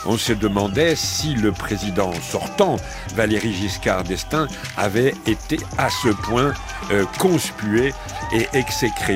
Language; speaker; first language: French; native; French